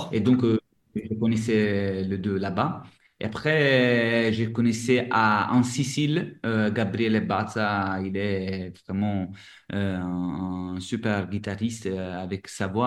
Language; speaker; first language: French; non-native, fluent; Italian